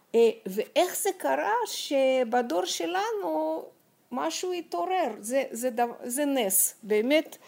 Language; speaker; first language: Hebrew; non-native, fluent; Russian